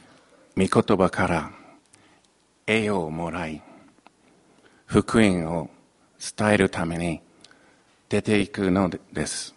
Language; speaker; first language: Japanese; non-native, fluent; English